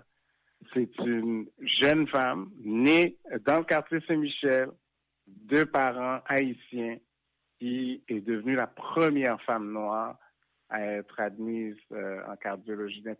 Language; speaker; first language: French; non-native, local second language; Haitian Creole